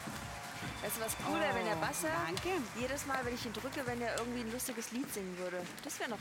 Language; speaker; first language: German; native; German